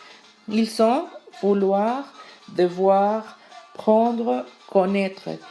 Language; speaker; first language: French; non-native, learner; Spanish